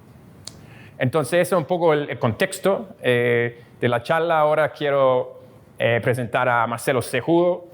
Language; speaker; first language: Spanish; non-native, fluent; English